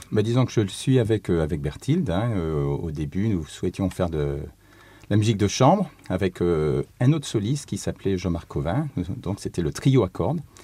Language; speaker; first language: French; native; French